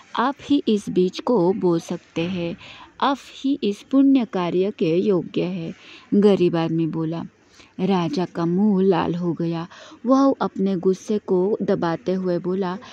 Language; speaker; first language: Hindi; non-native, local second language; Marathi